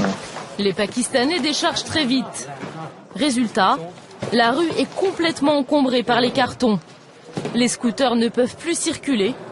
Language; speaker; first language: French; native; French